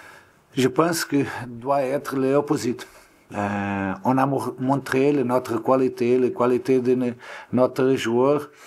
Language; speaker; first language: French; non-native, learner; Portuguese